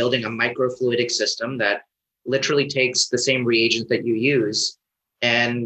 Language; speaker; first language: English; native; English